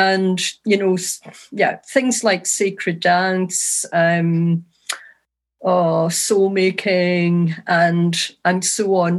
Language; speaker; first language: English; native; English